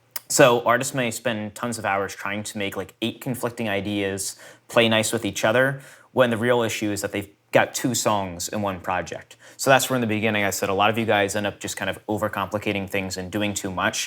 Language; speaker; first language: English; native; English